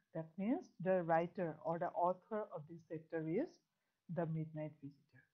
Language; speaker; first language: English; non-native, local second language; Assamese